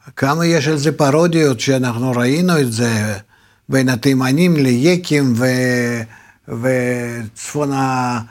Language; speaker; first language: Hebrew; non-native, fluent; Russian